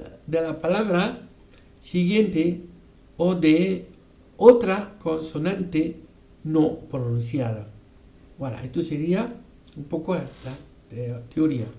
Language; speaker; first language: Spanish; non-native, fluent; French